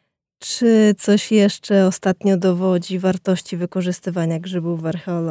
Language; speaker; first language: Polish; native; Polish